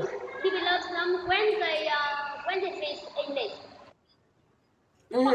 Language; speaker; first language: English; non-native, learner; Vietnamese